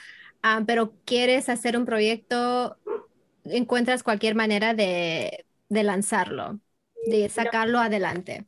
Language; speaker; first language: Spanish; early bilingual, heritage; English